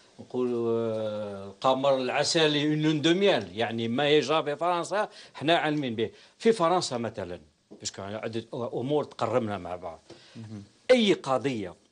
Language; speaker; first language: Arabic; native; Arabic